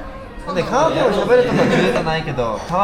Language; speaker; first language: Japanese; non-native, learner; Korean